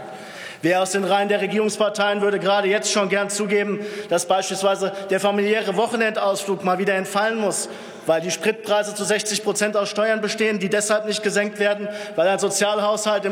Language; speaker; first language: German; native; German